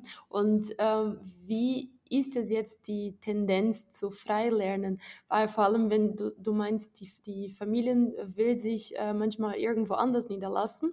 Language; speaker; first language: German; non-native, fluent; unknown